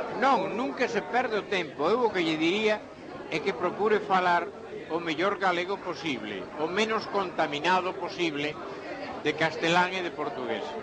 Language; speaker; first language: Galician; non-native, local second language; Spanish